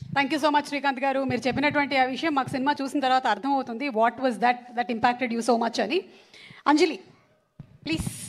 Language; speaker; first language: Telugu; native; Telugu